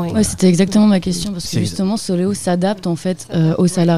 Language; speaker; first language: French; native; French